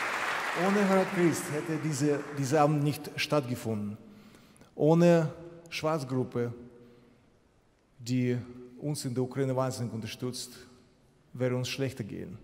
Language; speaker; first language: German; non-native, fluent; Ukrainian